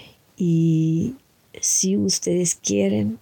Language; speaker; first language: Spanish; non-native, learner; English